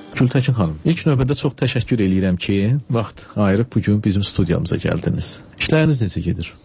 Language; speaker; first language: Azerbaijani; native; Azerbaijani